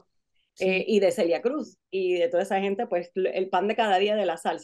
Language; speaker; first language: Spanish; native; Spanish